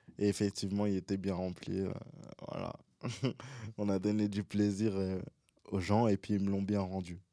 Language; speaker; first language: French; early bilingual, other home language; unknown